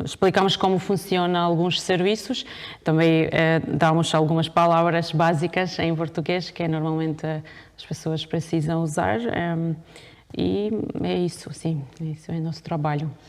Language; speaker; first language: Portuguese; non-native, fluent; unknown